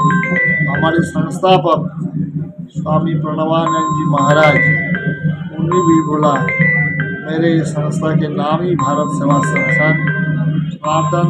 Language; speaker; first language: Hindi; non-native, local second language; Bangla